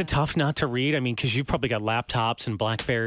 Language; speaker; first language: English; native; English